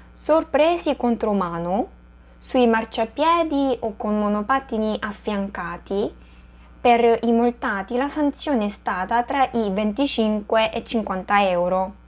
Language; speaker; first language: Italian; non-native, fluent; Korean